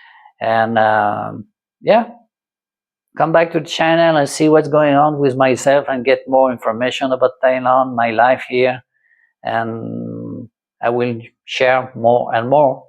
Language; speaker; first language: English; non-native, learner; French